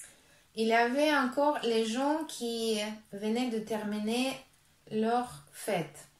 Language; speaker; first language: French; non-native, fluent; Russian